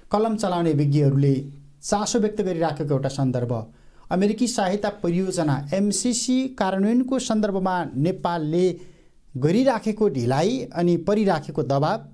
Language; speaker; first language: Nepali; native; Nepali